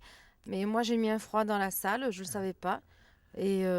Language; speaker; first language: French; native; French